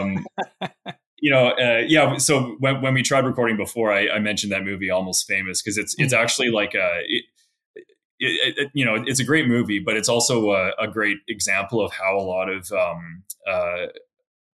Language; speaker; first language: English; native; English